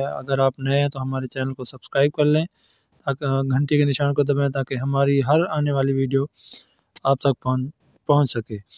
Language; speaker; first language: Urdu; native; Urdu